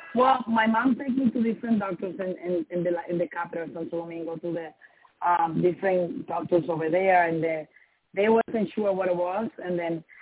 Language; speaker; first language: English; non-native, learner; Spanish